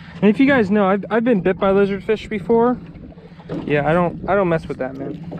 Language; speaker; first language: English; native; English